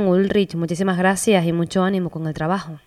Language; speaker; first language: Spanish; native; Spanish